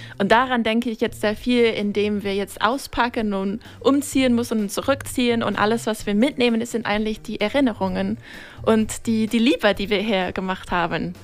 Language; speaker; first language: German; non-native, fluent; English